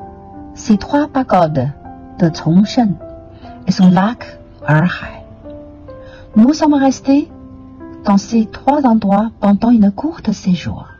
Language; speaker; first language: French; non-native, fluent; Chinese